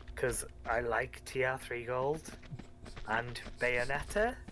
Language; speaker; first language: English; native; English